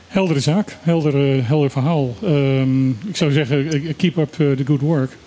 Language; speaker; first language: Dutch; non-native, local second language; Papiamento